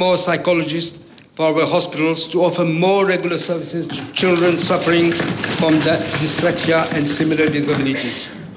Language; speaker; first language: English; non-native, local second language; Morisyen